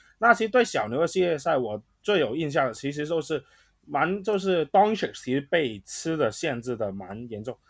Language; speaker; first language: Chinese; non-native, local second language; Cantonese